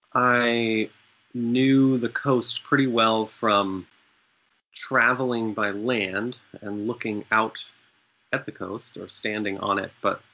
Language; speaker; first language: English; native; English